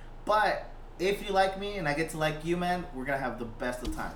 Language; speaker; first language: English; early bilingual, other home language; Spanish